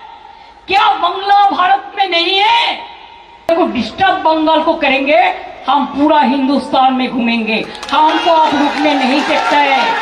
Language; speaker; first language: Hindi; non-native, local second language; Bangla